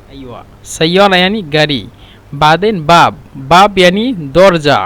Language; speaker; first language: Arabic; non-native, fluent; Bangla